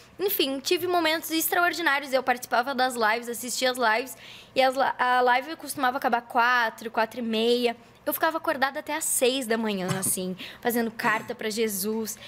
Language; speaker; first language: Portuguese; native; Portuguese